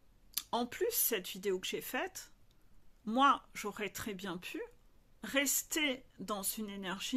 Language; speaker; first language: French; native; French